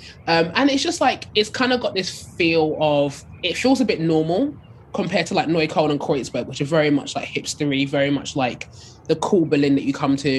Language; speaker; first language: English; native; English